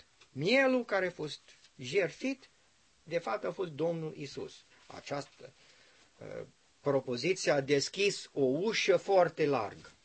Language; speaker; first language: Romanian; non-native, learner; English